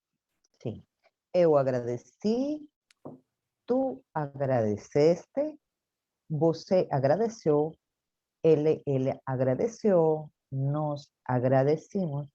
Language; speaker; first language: Portuguese; non-native, learner; Spanish